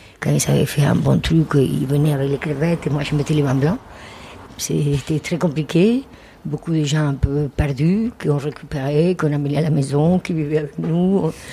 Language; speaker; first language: French; non-native, fluent; Spanish